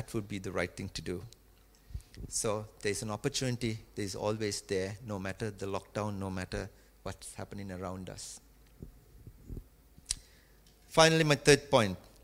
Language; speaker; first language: English; non-native, local second language; Tamil